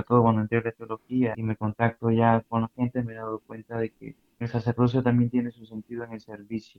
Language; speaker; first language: Spanish; native; Spanish